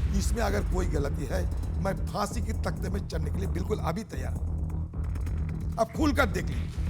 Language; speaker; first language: Hindi; non-native, local second language; Bangla